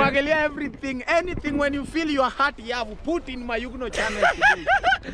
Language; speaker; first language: English; non-native, learner; Swahili